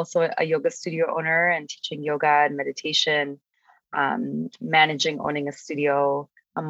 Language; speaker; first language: English; native; English